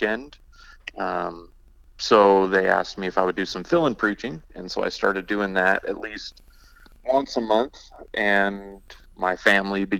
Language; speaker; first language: English; native; English